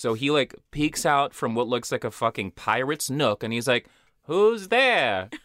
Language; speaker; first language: English; early bilingual, other home language; Portuguese